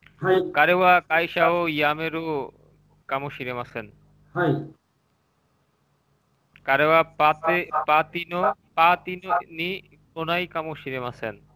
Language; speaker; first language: Japanese; non-native, learner; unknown